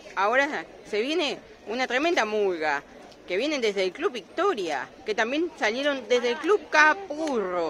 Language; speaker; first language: Spanish; native; Spanish